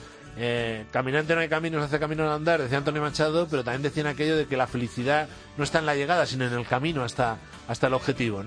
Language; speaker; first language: Spanish; native; Spanish